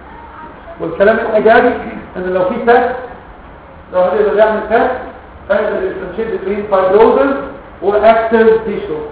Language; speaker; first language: Arabic; native; Arabic